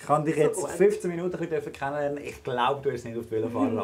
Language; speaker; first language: German; native; German